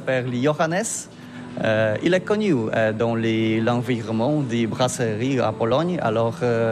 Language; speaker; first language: French; non-native, learner; Polish